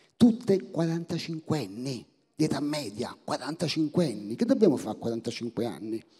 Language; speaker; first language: Italian; native; Italian